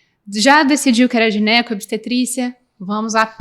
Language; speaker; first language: Portuguese; native; Portuguese